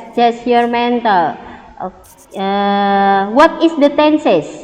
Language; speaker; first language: English; non-native, learner; Indonesian